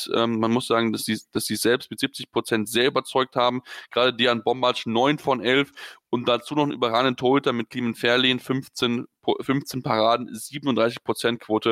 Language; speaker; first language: German; native; German